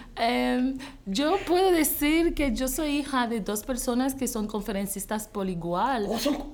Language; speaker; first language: Spanish; non-native, fluent; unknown